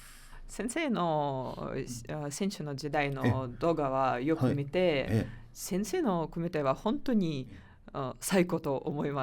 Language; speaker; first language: Japanese; non-native, learner; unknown